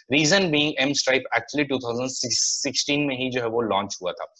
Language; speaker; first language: Hindi; non-native, local second language; Marathi